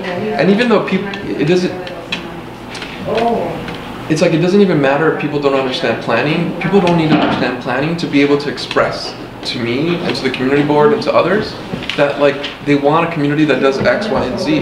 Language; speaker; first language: English; early bilingual, other home language; Spanish